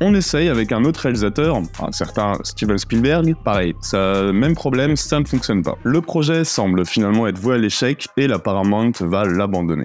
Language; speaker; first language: French; native; French